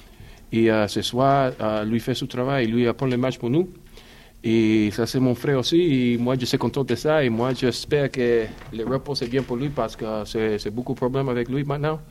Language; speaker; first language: French; non-native, learner; English